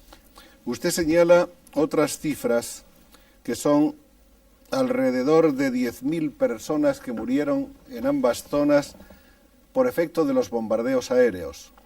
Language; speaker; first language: Spanish; native; Spanish